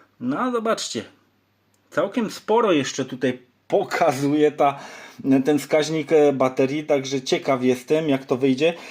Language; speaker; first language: Polish; native; Polish